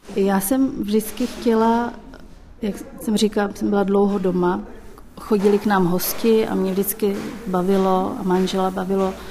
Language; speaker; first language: Czech; native; Czech